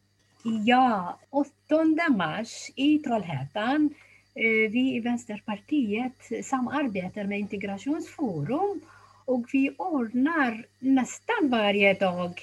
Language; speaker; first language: Swedish; non-native, fluent; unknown